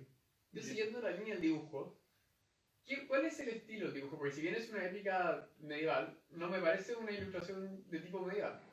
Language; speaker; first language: Spanish; native; Spanish